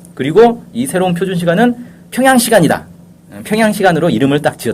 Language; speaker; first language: Korean; native; Korean